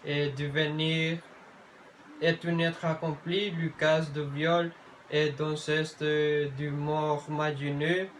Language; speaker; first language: French; non-native, learner; Spanish